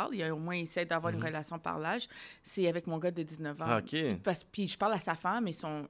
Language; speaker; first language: French; native; French